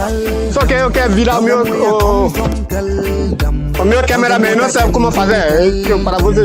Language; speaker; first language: Portuguese; non-native, fluent; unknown